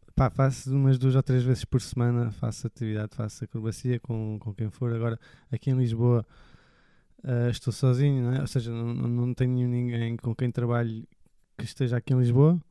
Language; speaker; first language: Portuguese; early bilingual, other home language; French